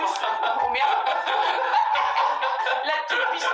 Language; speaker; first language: French; native; French